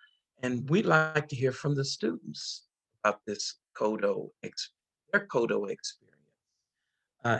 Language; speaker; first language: English; native; English